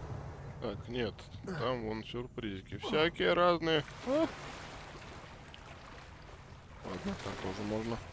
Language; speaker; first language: Russian; native; Russian